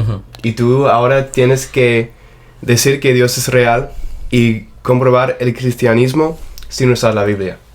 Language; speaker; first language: Spanish; non-native, fluent; English